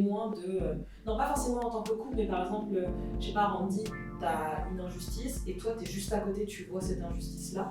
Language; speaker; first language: French; native; French